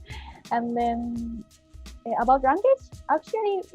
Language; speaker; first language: English; non-native, fluent; Japanese